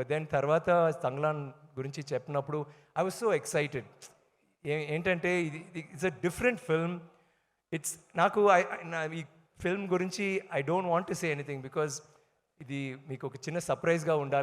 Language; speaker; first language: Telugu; non-native, learner; Tamil